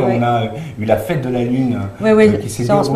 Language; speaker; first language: French; native; French